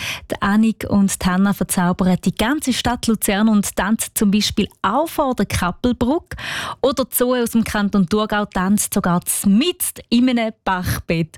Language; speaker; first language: German; native; German